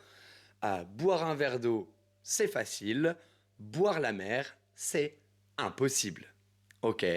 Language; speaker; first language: French; native; French